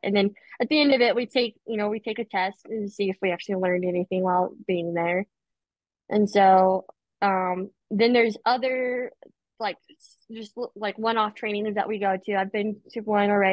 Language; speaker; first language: English; native; English